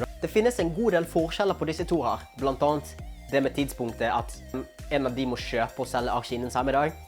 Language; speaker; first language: Norwegian; native; Norwegian